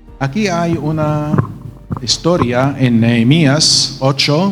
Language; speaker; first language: Spanish; non-native, fluent; Arabic